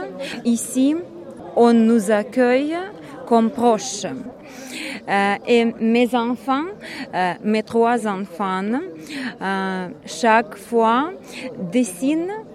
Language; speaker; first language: French; non-native, learner; Ukrainian